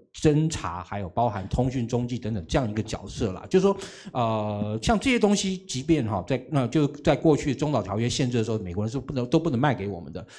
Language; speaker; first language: Chinese; native; Chinese